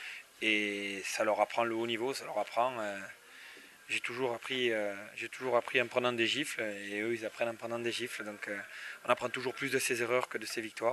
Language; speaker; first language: French; native; French